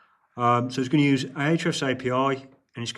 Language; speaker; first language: English; native; English